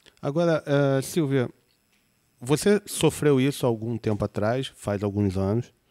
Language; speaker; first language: Portuguese; native; Portuguese